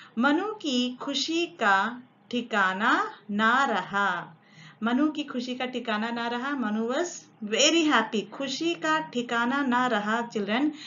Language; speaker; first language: Hindi; non-native, local second language; Telugu